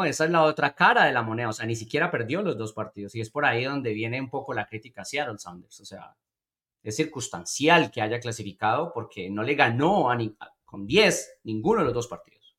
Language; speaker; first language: Spanish; native; Spanish